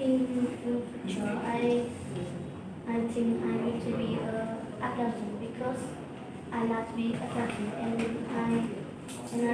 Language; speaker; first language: English; non-native, learner; Vietnamese